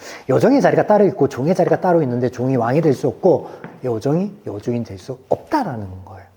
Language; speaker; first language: Korean; native; Korean